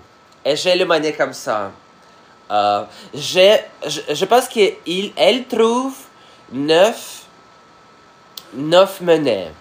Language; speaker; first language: French; non-native, learner; Russian